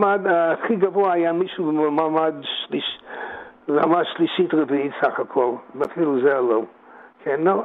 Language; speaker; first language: Hebrew; non-native, fluent; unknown